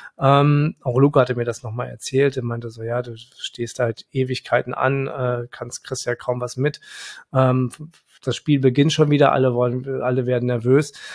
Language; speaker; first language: German; native; German